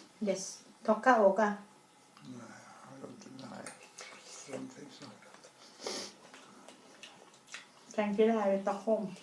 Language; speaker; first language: Swedish; non-native, learner; Thai